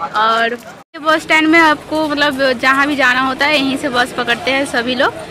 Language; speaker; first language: Hindi; non-native, local second language; Bangla